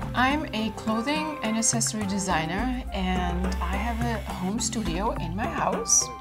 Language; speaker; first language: English; non-native, fluent; German